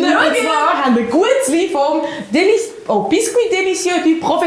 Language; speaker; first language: German; native; German